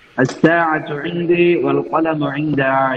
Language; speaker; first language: Arabic; non-native, learner; Bangla